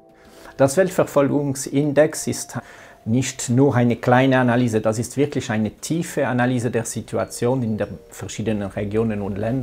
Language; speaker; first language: German; non-native, local second language; French